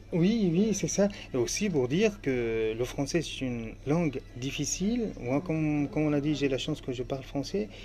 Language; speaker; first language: French; non-native, fluent; Arabic